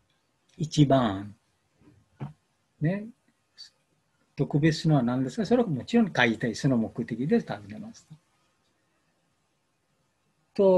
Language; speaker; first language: Japanese; non-native, learner; Bangla